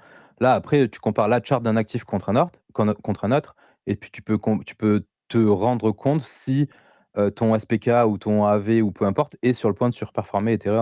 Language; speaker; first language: French; native; French